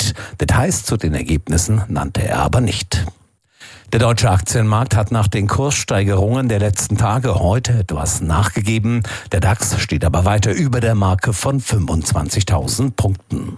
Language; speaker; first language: German; native; German